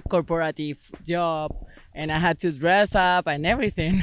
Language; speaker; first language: English; non-native, fluent; Spanish